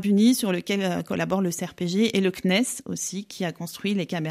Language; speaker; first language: French; native; French